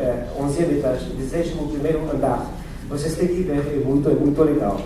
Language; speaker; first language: Portuguese; non-native, fluent; French